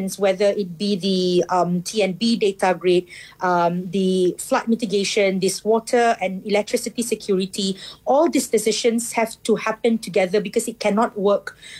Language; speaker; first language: English; non-native, local second language; Malay